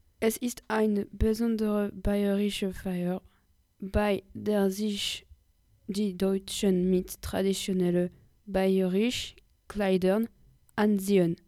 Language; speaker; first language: German; non-native, learner; French